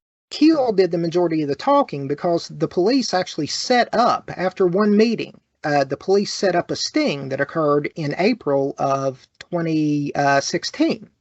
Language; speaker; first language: English; native; English